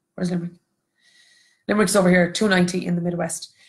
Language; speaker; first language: English; native; English